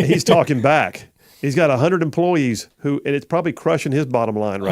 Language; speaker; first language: English; native; English